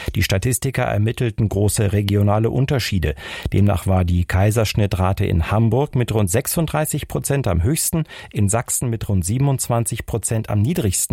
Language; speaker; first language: German; native; German